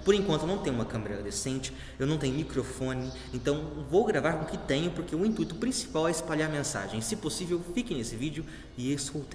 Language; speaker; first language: Portuguese; native; Portuguese